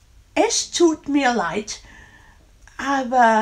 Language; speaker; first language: German; non-native, learner; English